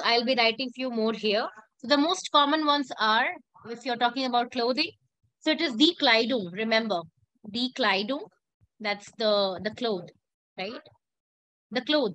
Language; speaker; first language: English; non-native, local second language; Hindi